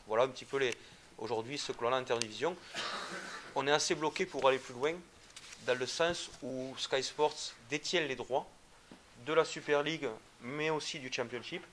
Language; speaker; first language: French; native; French